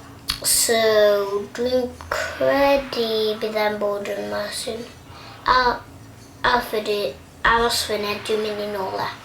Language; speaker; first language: Welsh; non-native, local second language; English